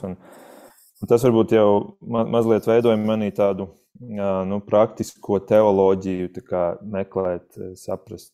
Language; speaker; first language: Latvian; native; Latvian